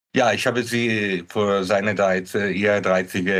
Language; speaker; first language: German; non-native, learner; Italian